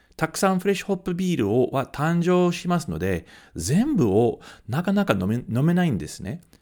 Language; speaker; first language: Japanese; early bilingual, heritage; Japanese